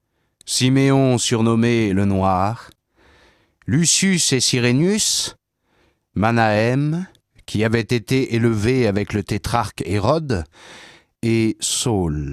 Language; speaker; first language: French; native; French